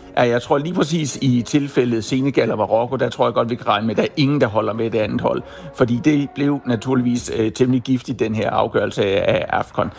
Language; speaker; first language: Danish; native; Danish